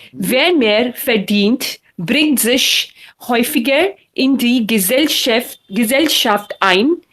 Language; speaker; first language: German; non-native, learner; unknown